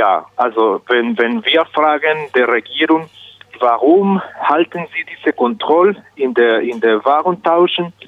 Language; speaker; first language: German; non-native, learner; Spanish